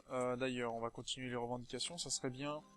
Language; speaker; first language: French; native; French